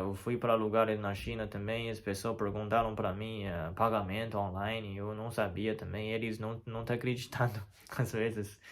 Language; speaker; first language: Portuguese; non-native, fluent; Chinese